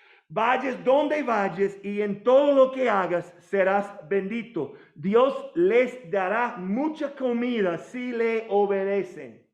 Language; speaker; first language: Spanish; non-native, learner; English